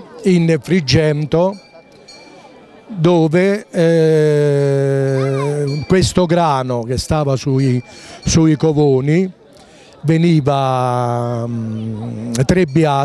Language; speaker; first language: Italian; native; Italian